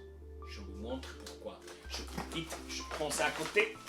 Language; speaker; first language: French; non-native, local second language; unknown